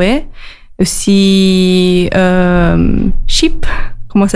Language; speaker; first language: French; non-native, learner; Italian